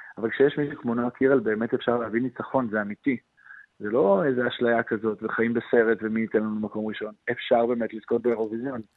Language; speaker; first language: Hebrew; native; Hebrew